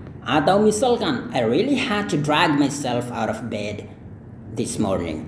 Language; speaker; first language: English; non-native, fluent; Indonesian